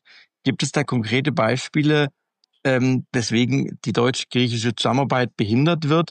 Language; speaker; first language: German; native; German